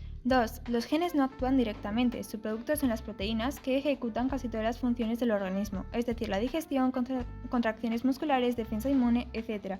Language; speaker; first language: Spanish; native; Spanish